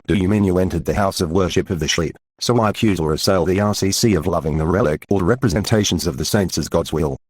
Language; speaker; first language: English; non-native, local second language; Filipino